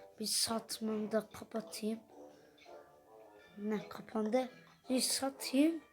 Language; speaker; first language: Turkish; early bilingual, heritage; Dutch